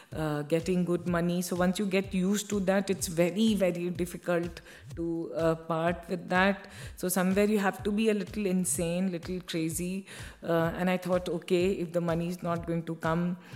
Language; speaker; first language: English; non-native, local second language; Hindi